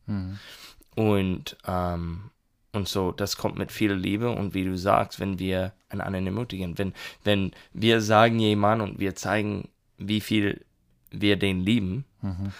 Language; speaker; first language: German; non-native, learner; English